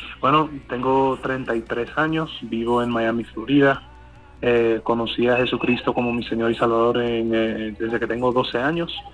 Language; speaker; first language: Spanish; early bilingual, heritage; English